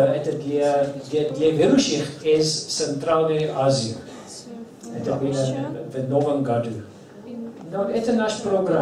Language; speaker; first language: Russian; non-native, learner; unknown